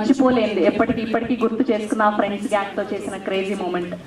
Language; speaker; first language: Telugu; native; Telugu